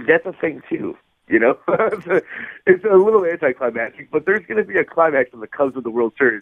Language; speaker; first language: English; native; English